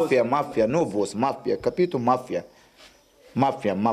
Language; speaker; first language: Italian; non-native, learner; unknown